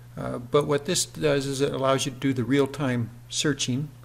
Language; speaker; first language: English; native; English